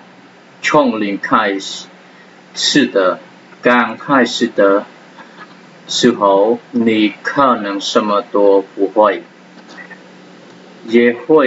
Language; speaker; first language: Chinese; non-native, fluent; Khmer